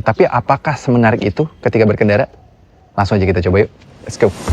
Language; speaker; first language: Indonesian; native; Indonesian